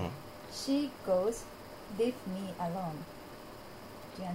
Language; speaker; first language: English; non-native, learner; Japanese